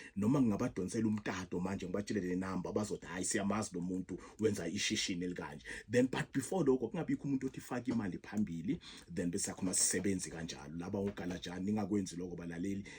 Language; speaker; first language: Zulu; non-native, local second language; South Ndebele